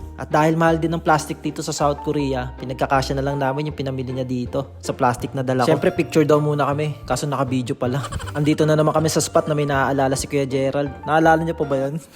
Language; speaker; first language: Filipino; native; Filipino